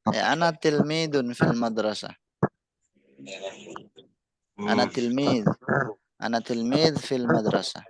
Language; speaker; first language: Arabic; non-native, fluent; Indonesian